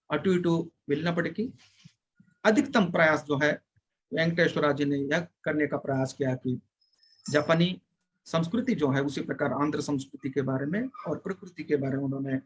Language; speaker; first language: Hindi; non-native, local second language; Telugu